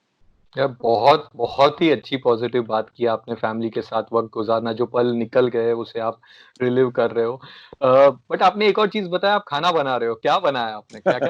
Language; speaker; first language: Hindi; native; Hindi